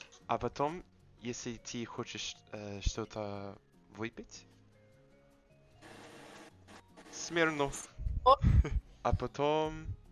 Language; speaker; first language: Russian; non-native, learner; English